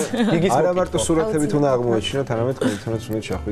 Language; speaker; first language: Georgian; native; Georgian